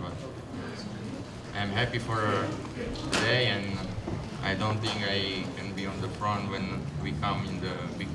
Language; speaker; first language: English; non-native, learner; Slovak